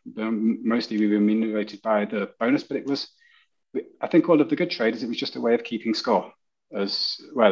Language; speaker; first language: English; native; English